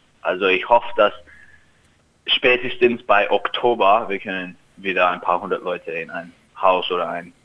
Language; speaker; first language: German; early bilingual, heritage; German